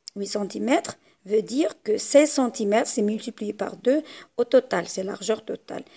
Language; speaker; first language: French; non-native, local second language; Arabic